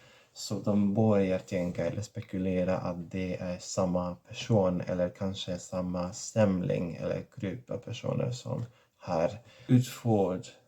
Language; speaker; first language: Swedish; non-native, fluent; Catalan